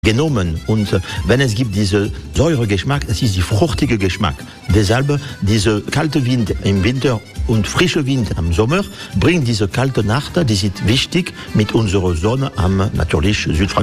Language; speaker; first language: German; non-native, learner; French